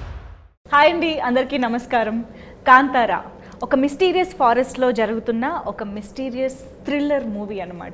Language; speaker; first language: Telugu; native; Telugu